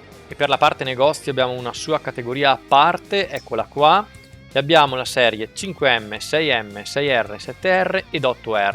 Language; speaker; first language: Italian; native; Italian